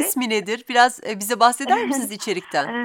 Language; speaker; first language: Turkish; native; Turkish